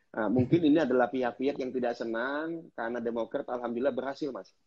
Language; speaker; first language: Indonesian; native; Indonesian